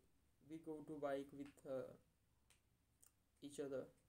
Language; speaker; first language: English; non-native, learner; Hindi